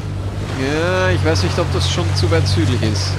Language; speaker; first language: German; native; German